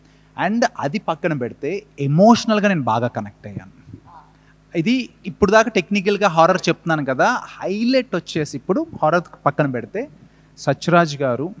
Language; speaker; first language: Telugu; native; Telugu